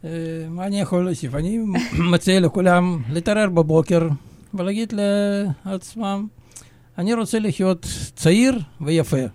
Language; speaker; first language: Hebrew; non-native, fluent; Russian